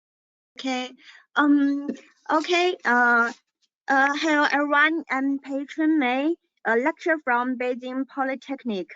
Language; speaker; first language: English; non-native, learner; Chinese